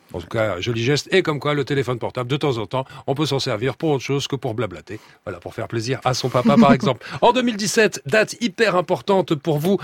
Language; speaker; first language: French; native; French